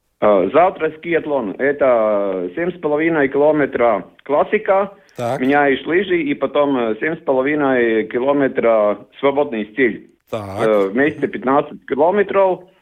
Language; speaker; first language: Russian; non-native, learner; Latvian